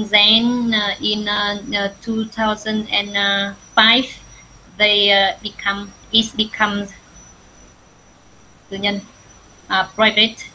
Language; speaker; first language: English; non-native, learner; Vietnamese